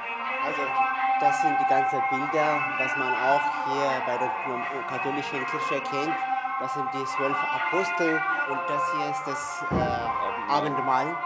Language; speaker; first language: German; non-native, fluent; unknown